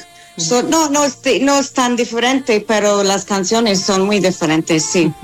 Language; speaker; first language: Spanish; non-native, fluent; English